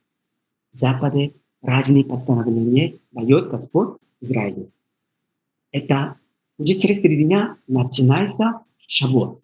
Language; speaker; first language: Russian; non-native, learner; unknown